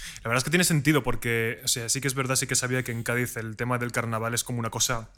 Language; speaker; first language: Spanish; native; Spanish